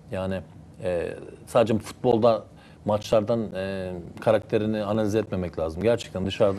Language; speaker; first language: Turkish; early bilingual, heritage; Turkish